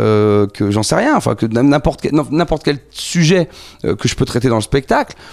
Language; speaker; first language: French; native; French